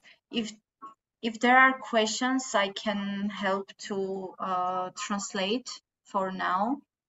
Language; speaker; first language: English; non-native, fluent; Armenian